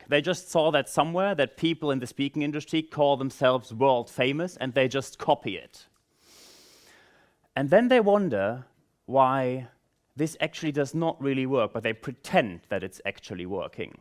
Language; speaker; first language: English; non-native, fluent; German